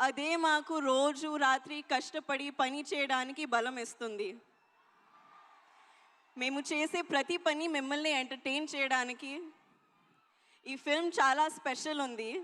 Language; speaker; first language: Telugu; non-native, local second language; Hindi